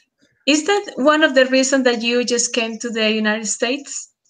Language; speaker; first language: English; non-native, fluent; Spanish